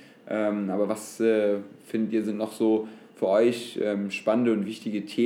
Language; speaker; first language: German; native; German